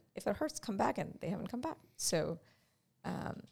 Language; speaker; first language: English; non-native, local second language; Gujarati